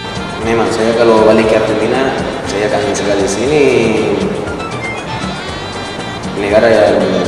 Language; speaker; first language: Indonesian; non-native, fluent; Spanish